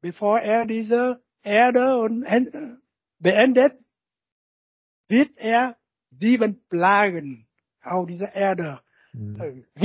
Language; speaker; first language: German; non-native, learner; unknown